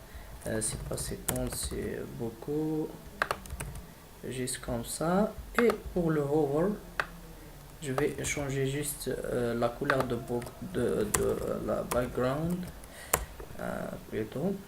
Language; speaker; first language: French; non-native, learner; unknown